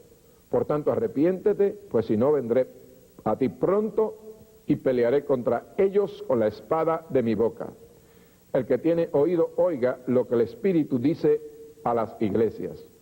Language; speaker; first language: Spanish; native; Spanish